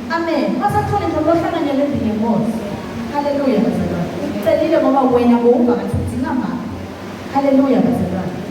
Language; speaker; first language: Zulu; non-native, local second language; Swati